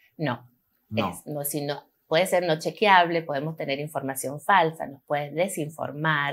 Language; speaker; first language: Spanish; native; Spanish